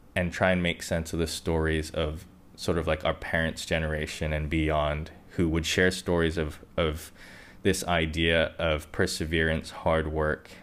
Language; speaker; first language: English; non-native, local second language; Japanese